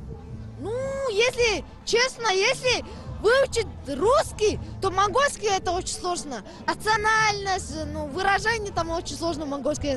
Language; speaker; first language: Russian; non-native, fluent; Mongolian